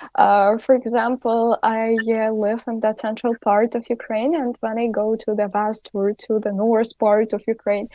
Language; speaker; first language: English; non-native, fluent; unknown